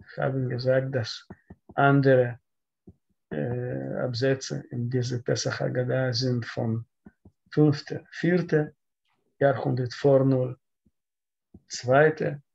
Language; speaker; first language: German; non-native, learner; Russian